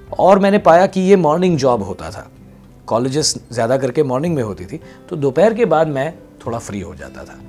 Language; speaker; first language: Hindi; non-native, local second language; Gujarati